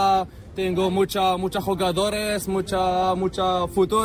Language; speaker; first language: Spanish; non-native, learner; Arabic